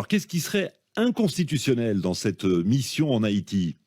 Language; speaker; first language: French; native; French